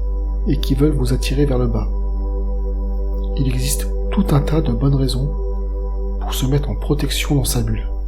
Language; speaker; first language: French; native; French